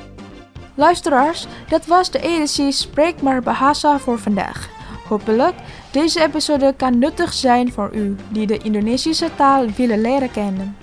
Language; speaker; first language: Dutch; non-native, learner; Indonesian